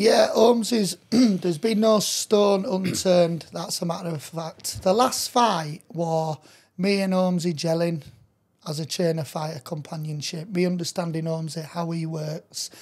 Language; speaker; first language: English; native; English